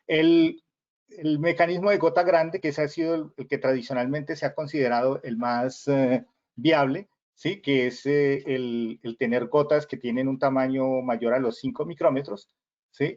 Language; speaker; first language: Spanish; native; Spanish